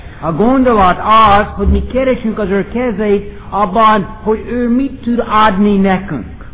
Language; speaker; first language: Hungarian; non-native, fluent; English